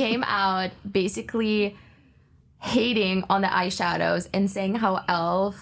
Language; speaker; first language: English; native; English